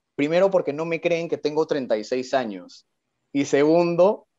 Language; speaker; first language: Spanish; native; Spanish